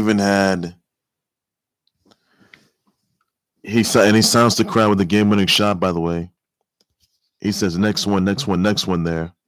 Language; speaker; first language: English; native; English